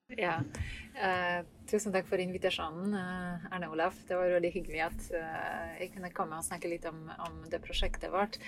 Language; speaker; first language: Norwegian; non-native, fluent; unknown